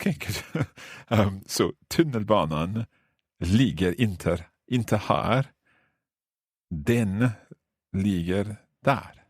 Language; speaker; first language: Swedish; non-native, learner; English